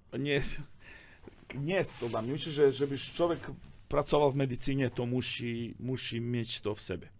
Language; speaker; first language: Polish; non-native, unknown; Serbian